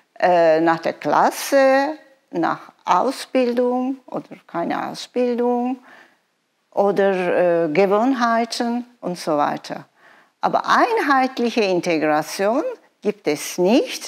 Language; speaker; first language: German; non-native, fluent; Turkish